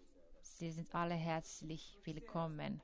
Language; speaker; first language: German; non-native, fluent; Finnish